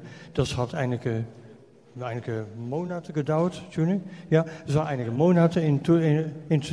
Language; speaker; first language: German; non-native, fluent; Dutch